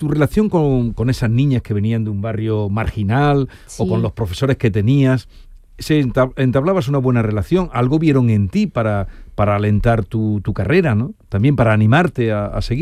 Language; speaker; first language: Spanish; native; Spanish